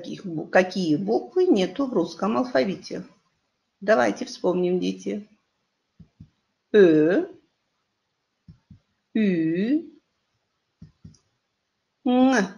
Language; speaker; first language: Russian; non-native, local second language; Kyrgyz